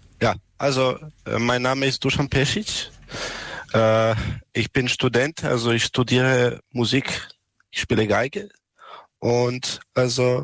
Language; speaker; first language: German; non-native, learner; Serbian